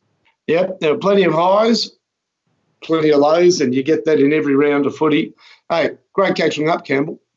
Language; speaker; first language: English; native; English